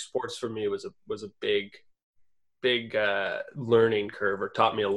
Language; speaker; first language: English; native; English